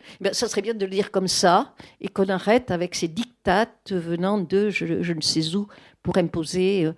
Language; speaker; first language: French; native; French